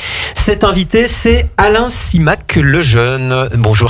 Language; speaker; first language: French; native; French